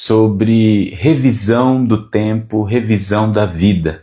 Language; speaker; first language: Portuguese; native; Portuguese